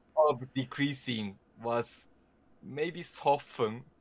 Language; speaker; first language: English; non-native, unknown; Japanese